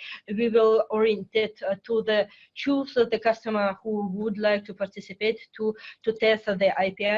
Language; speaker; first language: English; non-native, fluent; French